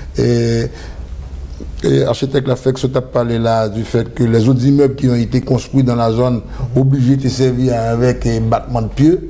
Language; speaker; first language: French; non-native, local second language; Haitian Creole